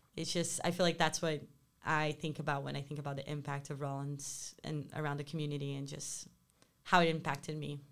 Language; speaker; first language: English; non-native, fluent; Portuguese